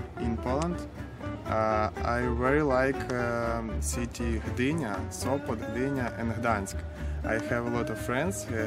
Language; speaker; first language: English; non-native, learner; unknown